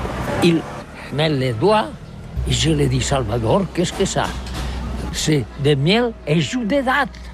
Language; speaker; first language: French; non-native, learner; Catalan